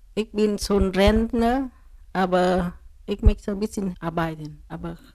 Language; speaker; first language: German; non-native, learner; Vietnamese